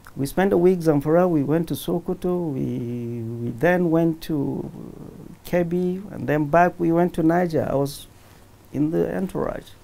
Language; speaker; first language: English; non-native, local second language; Hausa